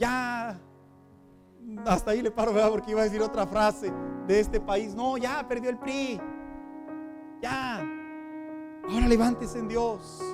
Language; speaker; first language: Spanish; native; Spanish